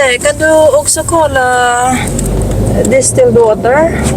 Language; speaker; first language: Swedish; non-native, learner; Filipino